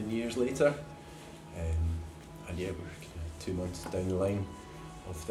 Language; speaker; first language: English; native; English